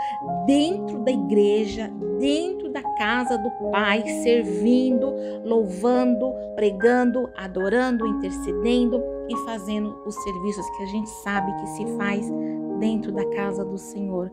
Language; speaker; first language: Portuguese; native; Portuguese